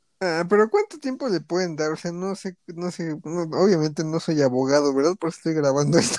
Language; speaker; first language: Spanish; native; Spanish